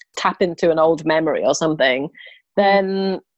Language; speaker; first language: English; native; English